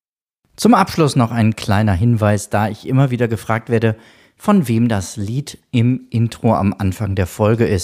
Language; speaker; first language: German; native; German